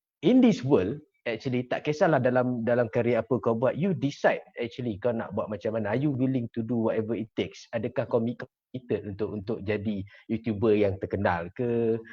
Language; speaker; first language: Malay; native; Malay